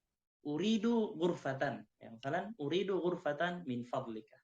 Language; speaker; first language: Arabic; non-native, fluent; Indonesian